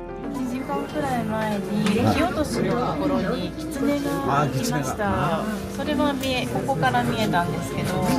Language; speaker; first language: Japanese; native; Japanese